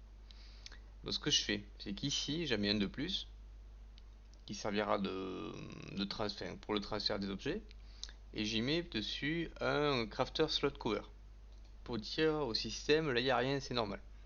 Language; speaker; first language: French; native; French